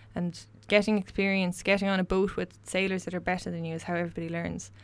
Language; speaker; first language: English; native; English